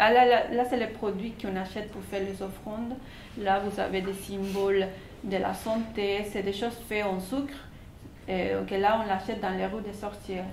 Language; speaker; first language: French; non-native, fluent; Spanish